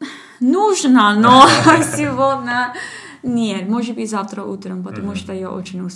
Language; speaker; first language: Russian; non-native, learner; English